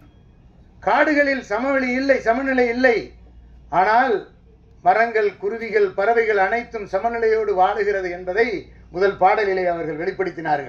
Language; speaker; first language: Tamil; native; Tamil